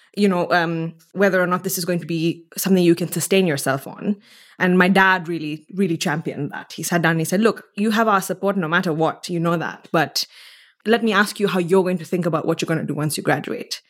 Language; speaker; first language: English; native; English